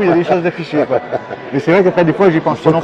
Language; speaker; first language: French; native; French